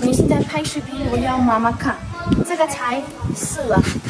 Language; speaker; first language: Chinese; non-native, learner; Ukrainian